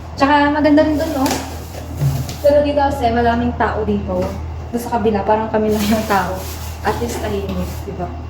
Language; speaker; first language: Filipino; non-native, local second language; Iloko